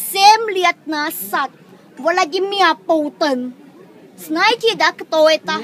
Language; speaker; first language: Russian; non-native, learner; Thai